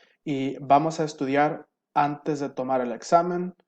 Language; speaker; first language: Spanish; non-native, fluent; English